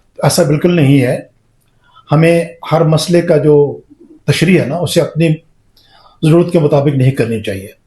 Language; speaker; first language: Urdu; native; Urdu